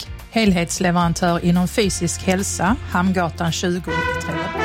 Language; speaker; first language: Swedish; native; Swedish